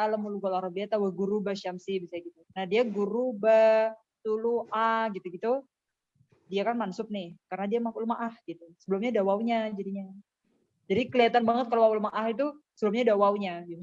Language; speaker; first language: Indonesian; native; Indonesian